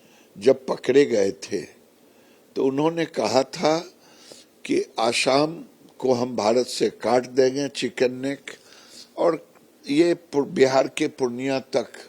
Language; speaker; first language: Hindi; native; Hindi